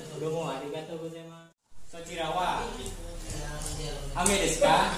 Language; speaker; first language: Japanese; non-native, learner; Indonesian